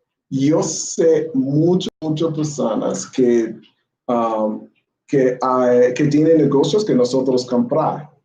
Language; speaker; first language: Spanish; non-native, learner; English